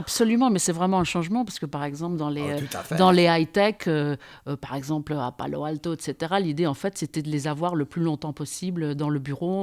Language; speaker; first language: French; native; French